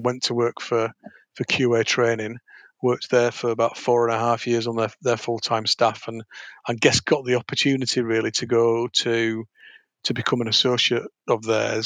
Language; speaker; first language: English; native; English